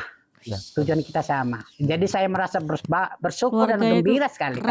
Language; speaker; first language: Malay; non-native, fluent; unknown